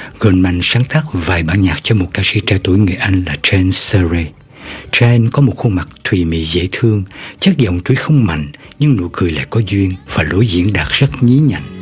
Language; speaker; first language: Vietnamese; native; Vietnamese